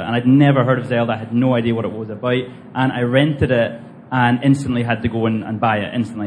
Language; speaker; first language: English; native; English